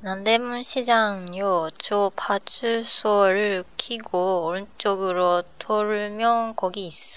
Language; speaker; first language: Korean; non-native, learner; Japanese